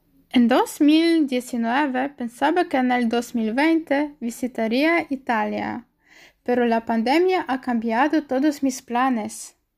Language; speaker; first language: Spanish; non-native, fluent; Polish